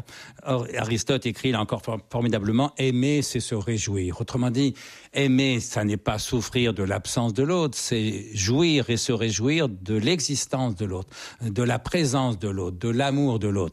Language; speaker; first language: French; native; French